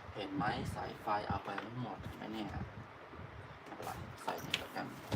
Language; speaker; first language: Thai; non-native, fluent; Khmer